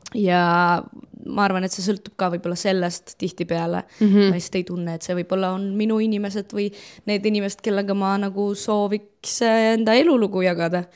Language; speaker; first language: Estonian; non-native, local second language; Russian